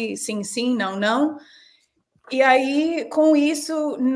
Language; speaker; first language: Portuguese; non-native, fluent; English